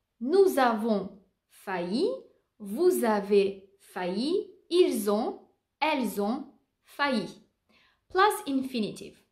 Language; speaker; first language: French; native; French